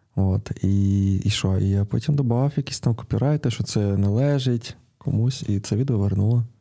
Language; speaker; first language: Ukrainian; non-native, local second language; Russian